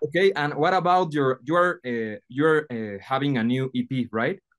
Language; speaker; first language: English; non-native, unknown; Spanish